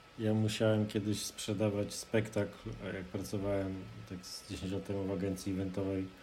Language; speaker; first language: Polish; native; Polish